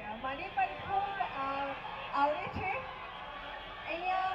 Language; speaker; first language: Gujarati; non-native, learner; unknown